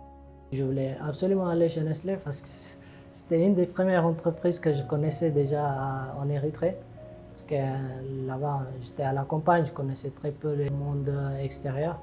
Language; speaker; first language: French; non-native, fluent; Tigrinya